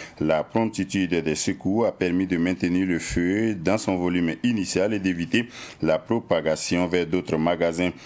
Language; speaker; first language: French; non-native, local second language; Mossi